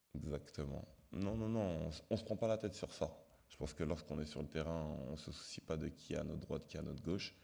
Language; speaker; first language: French; native; French